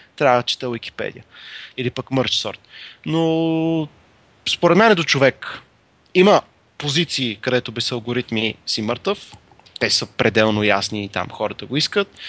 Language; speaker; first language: Bulgarian; native; Bulgarian